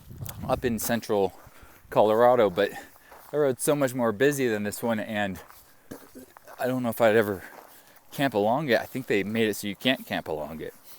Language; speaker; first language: English; native; English